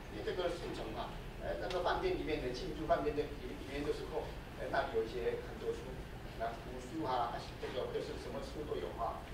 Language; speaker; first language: Chinese; non-native, fluent; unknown